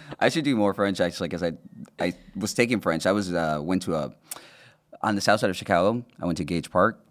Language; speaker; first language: English; early bilingual, other home language; Spanish